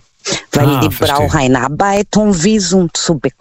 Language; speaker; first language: German; non-native, fluent; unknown